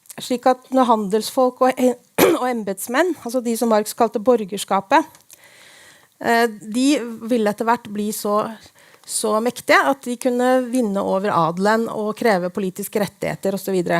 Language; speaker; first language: Norwegian; native; Norwegian